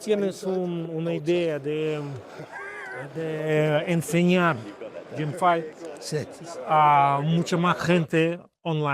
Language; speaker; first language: Spanish; non-native, learner; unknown